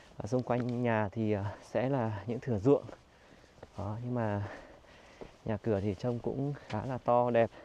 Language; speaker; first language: Vietnamese; native; Vietnamese